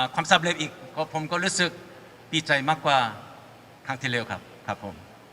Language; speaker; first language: Thai; non-native, fluent; Korean